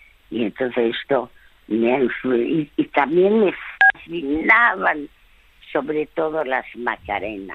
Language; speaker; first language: Spanish; early bilingual, other home language; French